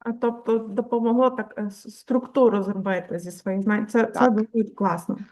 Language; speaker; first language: Ukrainian; native; Ukrainian